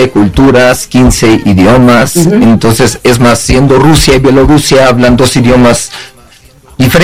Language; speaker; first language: Spanish; non-native, fluent; Uzbek